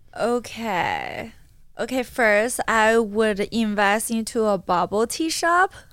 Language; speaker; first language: English; non-native, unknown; Chinese